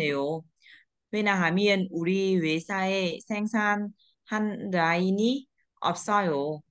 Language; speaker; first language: Korean; non-native, learner; Vietnamese